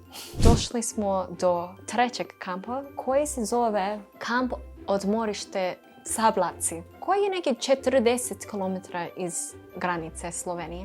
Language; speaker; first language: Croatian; non-native, learner; English